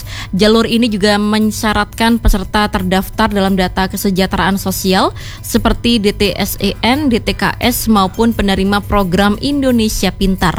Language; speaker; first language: Indonesian; native; Indonesian